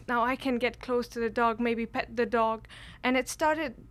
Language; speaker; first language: English; non-native, local second language; Kashmiri